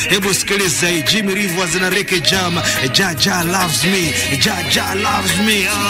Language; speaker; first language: English; non-native, local second language; Swahili